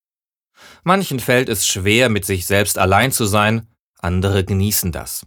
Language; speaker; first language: German; native; German